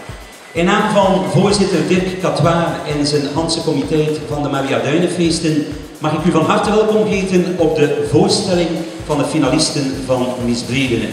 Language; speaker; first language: Dutch; native; Dutch